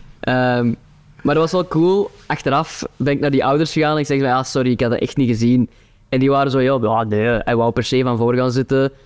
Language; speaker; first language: Dutch; native; Dutch